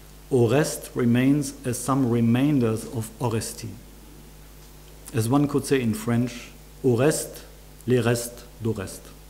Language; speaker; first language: English; non-native, fluent; German